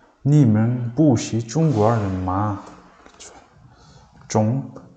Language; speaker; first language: Chinese; non-native, learner; Mongolian